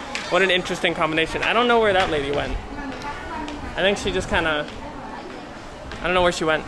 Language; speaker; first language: English; native; English